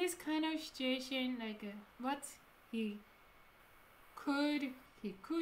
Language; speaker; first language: English; non-native, fluent; Japanese